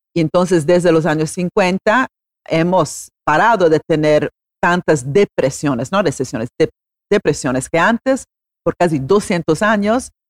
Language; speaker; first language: Spanish; non-native, fluent; Italian